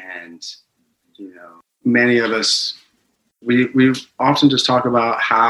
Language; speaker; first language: English; native; English